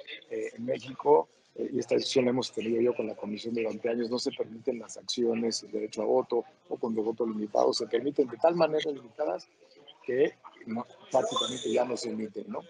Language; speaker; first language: Spanish; native; Spanish